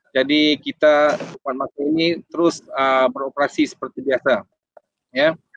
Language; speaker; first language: Malay; native; Malay